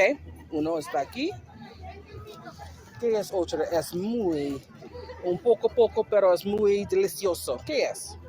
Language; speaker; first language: Spanish; non-native, learner; English